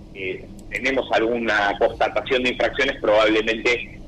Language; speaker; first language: Spanish; native; Spanish